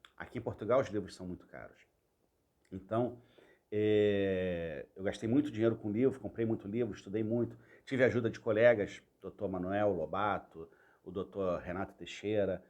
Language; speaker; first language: Portuguese; native; Portuguese